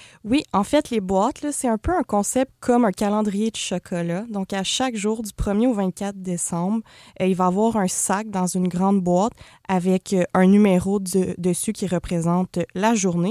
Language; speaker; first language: French; native; French